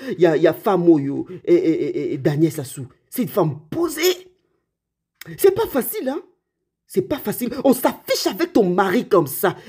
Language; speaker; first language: French; non-native, local second language; Lingala